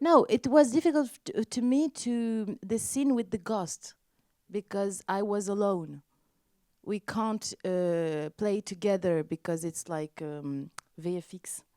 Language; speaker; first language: English; non-native, learner; French